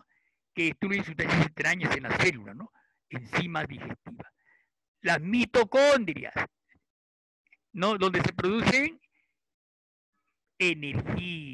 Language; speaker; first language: Spanish; native; Spanish